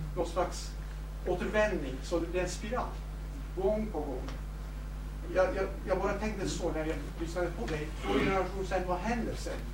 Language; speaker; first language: Swedish; non-native, fluent; Kurdish